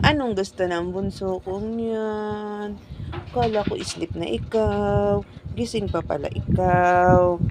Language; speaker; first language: Filipino; non-native, local second language; Cebuano